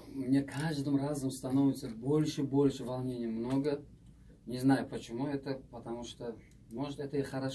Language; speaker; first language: Russian; non-native, local second language; Uzbek